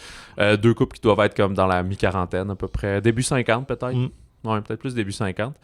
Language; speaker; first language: French; native; French